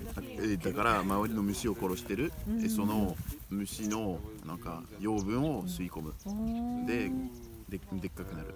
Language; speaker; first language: Japanese; non-native, fluent; French